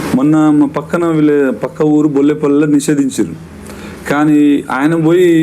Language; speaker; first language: Telugu; non-native, local second language; Lambadi